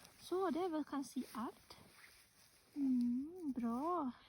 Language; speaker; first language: Swedish; non-native, learner; Thai